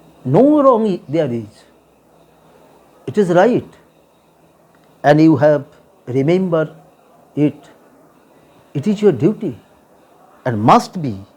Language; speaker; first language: English; non-native, local second language; Bangla